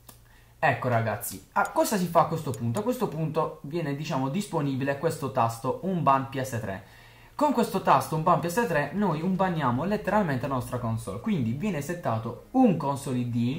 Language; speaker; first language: Italian; native; Italian